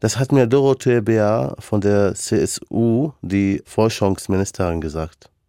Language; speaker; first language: German; non-native, fluent; Arabic